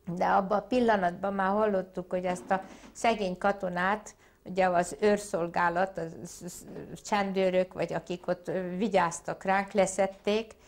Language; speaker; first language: Hungarian; native; Hungarian